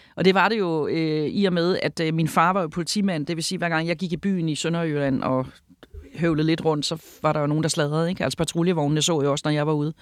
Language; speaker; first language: Danish; native; Danish